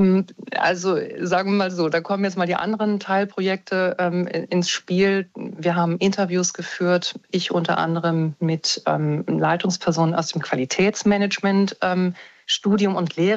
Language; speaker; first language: German; native; German